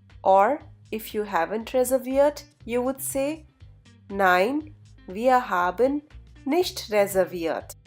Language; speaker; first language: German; non-native, fluent; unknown